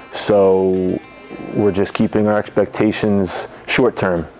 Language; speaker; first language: English; native; English